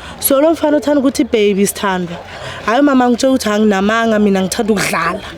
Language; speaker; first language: Zulu; native; Zulu